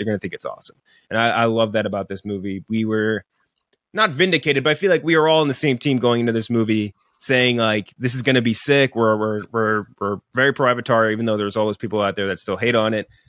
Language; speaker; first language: English; native; English